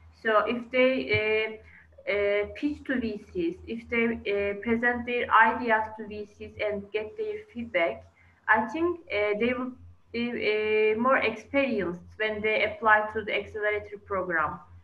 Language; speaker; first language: English; non-native, fluent; Turkish